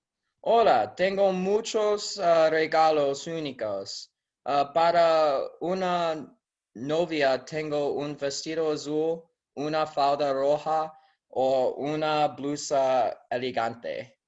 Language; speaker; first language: Spanish; non-native, learner; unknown